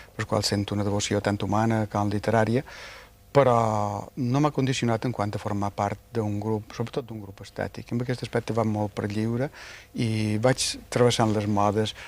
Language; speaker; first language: Catalan; native; Catalan